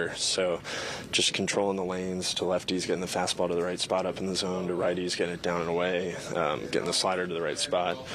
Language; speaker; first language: English; native; English